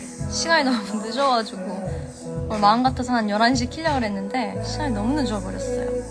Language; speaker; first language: Korean; early bilingual, heritage; Korean